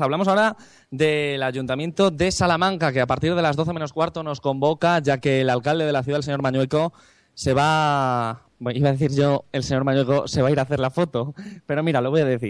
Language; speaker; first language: Spanish; native; Spanish